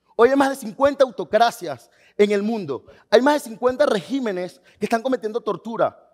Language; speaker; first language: Spanish; native; Spanish